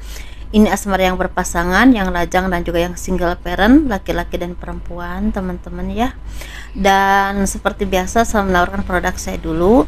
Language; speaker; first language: Indonesian; native; Indonesian